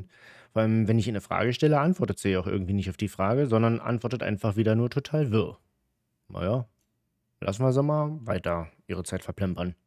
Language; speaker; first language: German; native; German